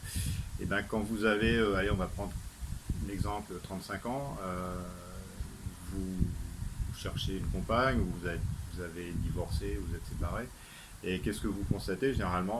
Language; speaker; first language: French; native; French